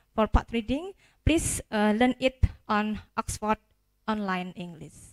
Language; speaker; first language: English; non-native, fluent; Indonesian